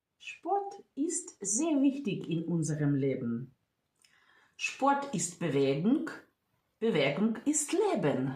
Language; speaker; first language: German; non-native, fluent; Ukrainian